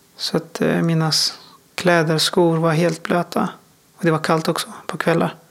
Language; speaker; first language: Swedish; non-native, fluent; Persian